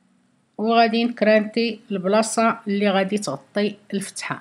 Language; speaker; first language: Arabic; native; Arabic